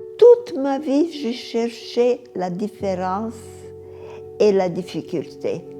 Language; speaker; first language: French; non-native, fluent; Bulgarian